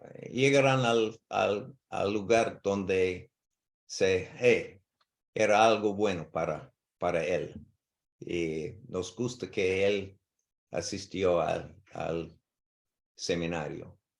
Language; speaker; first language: Spanish; non-native, learner; English